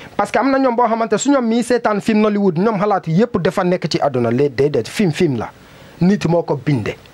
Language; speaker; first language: Wolof; non-native, learner; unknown